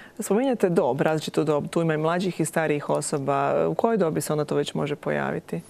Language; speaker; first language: Croatian; native; Croatian